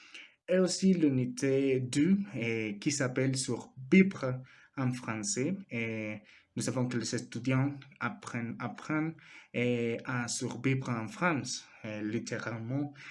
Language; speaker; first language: French; non-native, learner; Spanish